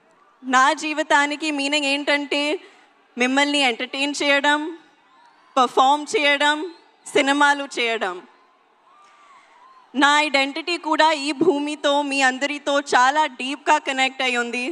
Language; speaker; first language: Telugu; non-native, learner; Hindi